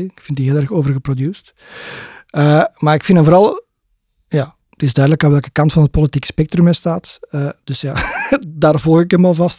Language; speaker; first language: Dutch; native; Dutch